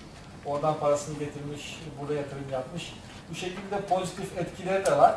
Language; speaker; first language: Turkish; native; Turkish